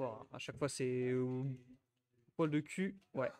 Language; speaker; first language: French; native; French